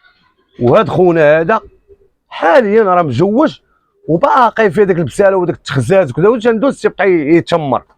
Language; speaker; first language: Arabic; native; Arabic